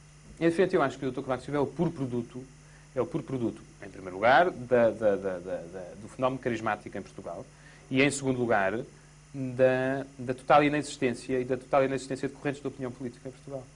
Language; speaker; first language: Portuguese; native; Portuguese